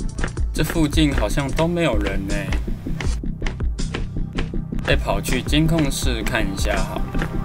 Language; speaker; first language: Chinese; native; Chinese